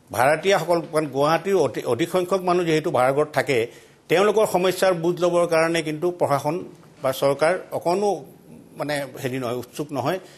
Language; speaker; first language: Assamese; native; Assamese